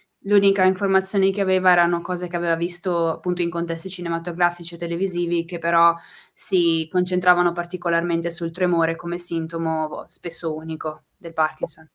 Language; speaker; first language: Italian; native; Italian